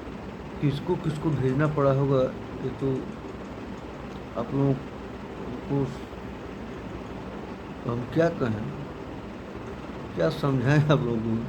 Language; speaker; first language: Hindi; native; Hindi